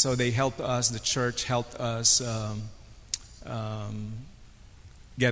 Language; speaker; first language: English; non-native, local second language; Filipino